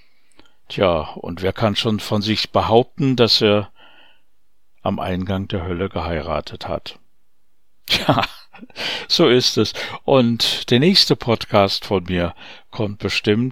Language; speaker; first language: German; native; German